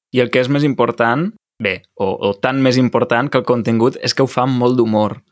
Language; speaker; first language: Catalan; native; Catalan